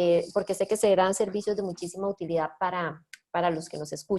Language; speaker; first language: Spanish; native; Spanish